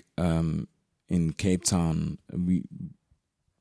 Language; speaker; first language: English; native; English